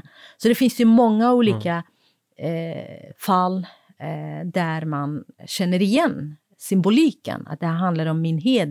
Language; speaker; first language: Swedish; non-native, fluent; Kurdish